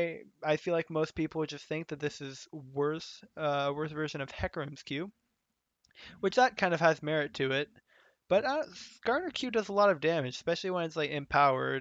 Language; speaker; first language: English; native; English